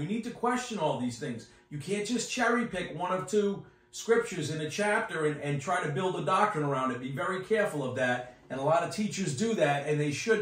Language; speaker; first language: English; native; English